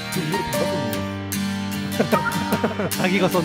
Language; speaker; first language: Korean; native; Korean